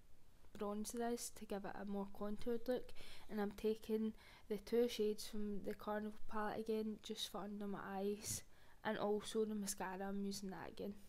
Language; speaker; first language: English; native; English